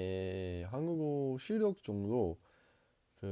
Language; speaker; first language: Korean; non-native, learner; English